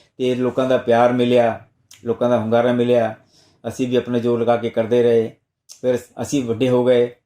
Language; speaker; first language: Punjabi; non-native, local second language; Hindi